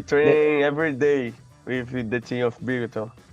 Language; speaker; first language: English; non-native, learner; Portuguese